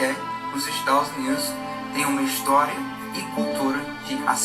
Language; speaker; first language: Portuguese; non-native, fluent; English